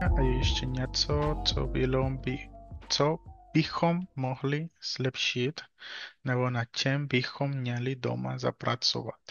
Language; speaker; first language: Czech; non-native, learner; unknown